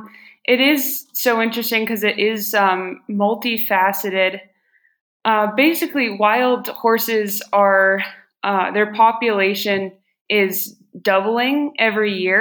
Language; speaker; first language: English; native; English